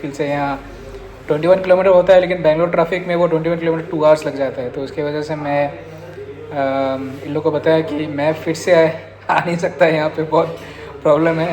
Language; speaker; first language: Hindi; native; Hindi